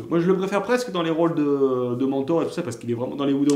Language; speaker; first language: French; native; French